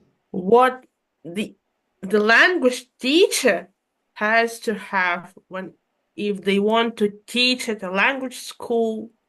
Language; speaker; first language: English; non-native, fluent; Russian